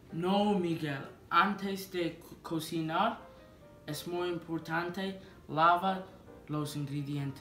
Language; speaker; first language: Spanish; non-native, learner; English